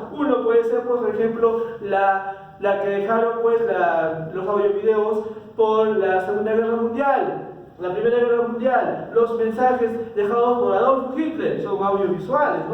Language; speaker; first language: Spanish; native; Spanish